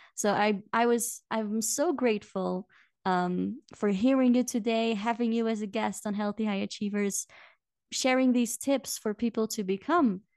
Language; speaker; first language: English; non-native, fluent; Dutch